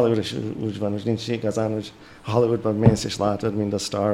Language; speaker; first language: Hungarian; early bilingual, heritage; English